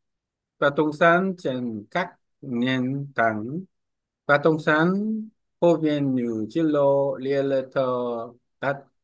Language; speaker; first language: Vietnamese; non-native, learner; Korean